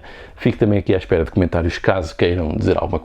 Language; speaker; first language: Portuguese; native; Portuguese